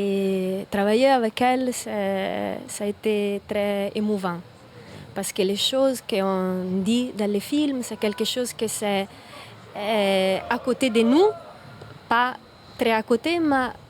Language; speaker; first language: French; non-native, learner; Italian